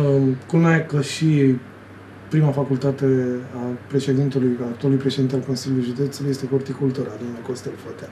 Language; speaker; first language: Romanian; native; Romanian